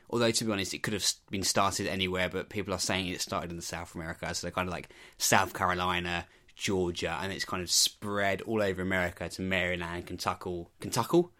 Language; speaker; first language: English; native; English